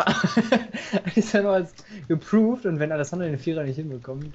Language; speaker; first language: German; native; German